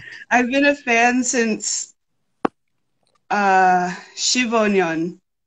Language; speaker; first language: English; native; English